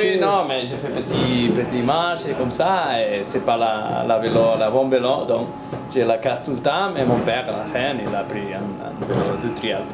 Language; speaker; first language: French; non-native, learner; Spanish